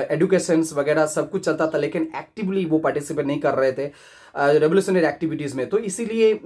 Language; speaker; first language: Hindi; non-native, local second language; Bangla